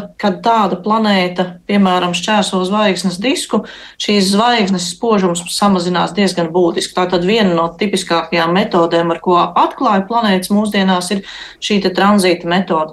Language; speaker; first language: Latvian; native; Latvian